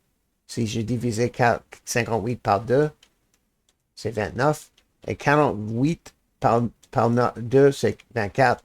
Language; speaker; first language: French; non-native, learner; English